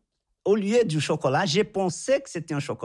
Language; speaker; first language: French; non-native, fluent; Portuguese